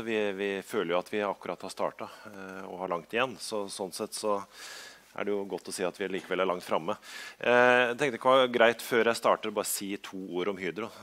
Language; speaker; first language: Norwegian; native; Norwegian